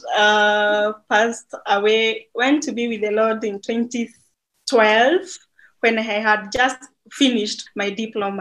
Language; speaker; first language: English; non-native, local second language; Kikuyu